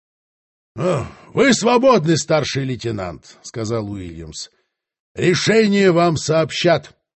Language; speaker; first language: Russian; native; Russian